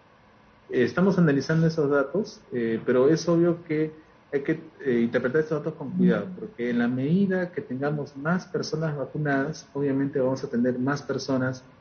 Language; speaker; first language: Spanish; native; Spanish